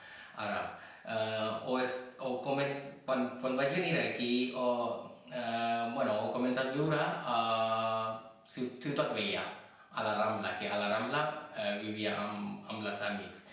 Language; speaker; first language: Catalan; non-native, fluent; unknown